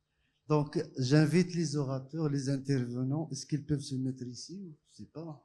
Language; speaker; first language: French; non-native, local second language; Arabic